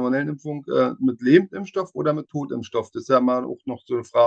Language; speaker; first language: German; native; German